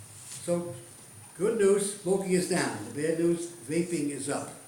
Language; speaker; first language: English; native; English